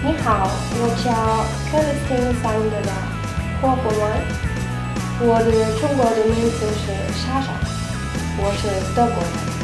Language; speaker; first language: Chinese; non-native, learner; German